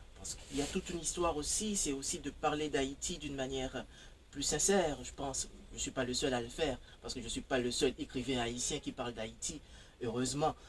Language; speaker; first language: French; non-native, local second language; Haitian Creole